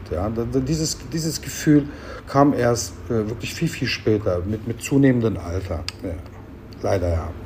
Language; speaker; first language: German; early bilingual, other home language; Turkish